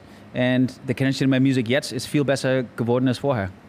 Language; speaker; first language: German; non-native, learner; English